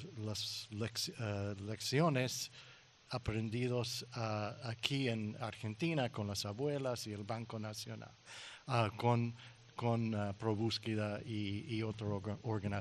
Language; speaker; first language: Spanish; non-native, learner; English